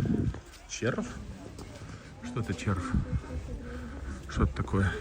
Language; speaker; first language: Russian; early bilingual, heritage; Russian